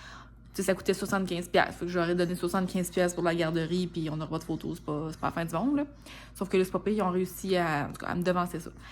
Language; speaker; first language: French; native; French